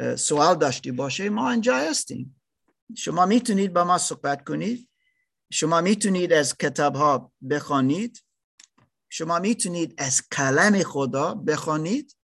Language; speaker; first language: Persian; non-native, learner; German